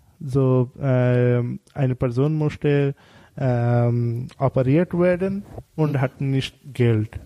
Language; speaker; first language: German; non-native, learner; Bangla